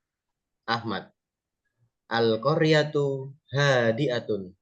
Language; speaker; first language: Arabic; non-native, fluent; Indonesian